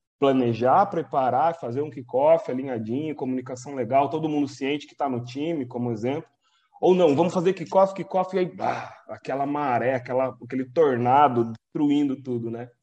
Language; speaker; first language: Portuguese; native; Portuguese